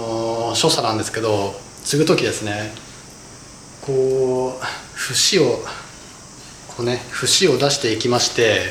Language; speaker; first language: Japanese; native; Japanese